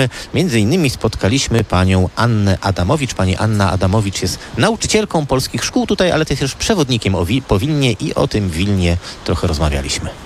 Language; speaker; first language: Polish; native; Polish